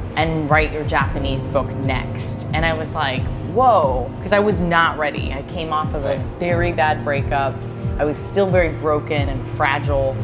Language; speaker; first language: English; native; English